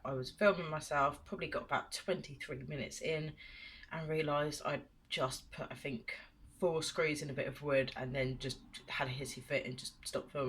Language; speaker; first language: English; native; English